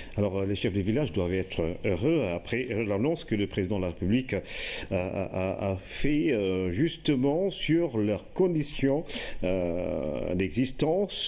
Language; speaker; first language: French; non-native, local second language; Wolof